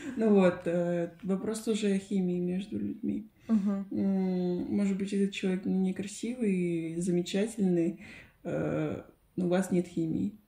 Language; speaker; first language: Russian; non-native, fluent; Spanish